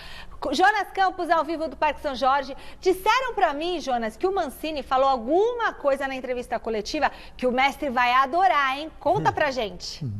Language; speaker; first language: Portuguese; native; Portuguese